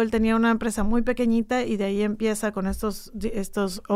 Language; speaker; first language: Spanish; native; Spanish